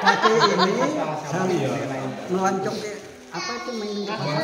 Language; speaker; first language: Indonesian; non-native, local second language; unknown